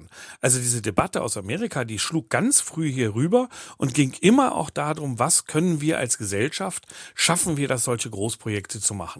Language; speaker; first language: German; native; German